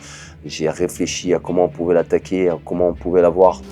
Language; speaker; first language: French; native; French